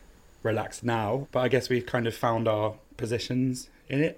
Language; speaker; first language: English; native; English